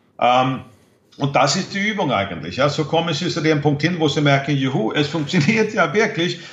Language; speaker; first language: German; non-native, fluent; Swedish